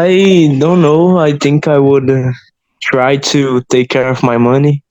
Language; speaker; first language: English; non-native, learner; Portuguese